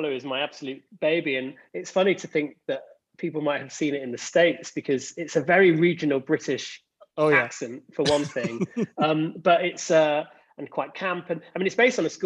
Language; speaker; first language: English; native; English